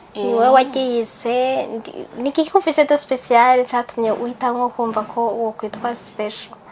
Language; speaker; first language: Rundi; native; Rundi